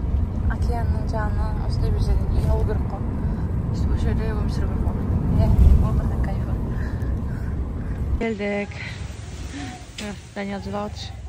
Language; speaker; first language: Kazakh; native; Kazakh